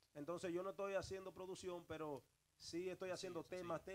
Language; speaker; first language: Spanish; early bilingual, heritage; Spanish